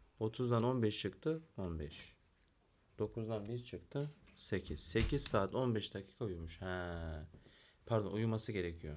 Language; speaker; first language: Turkish; native; Turkish